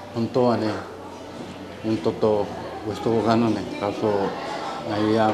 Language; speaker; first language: Filipino; non-native, learner; Japanese